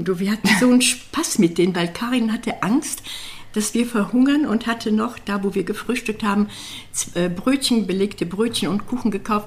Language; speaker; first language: German; native; German